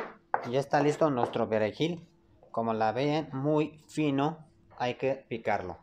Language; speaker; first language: Spanish; non-native, learner; Turkish